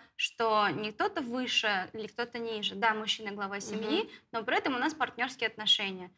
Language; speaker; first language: Russian; native; Russian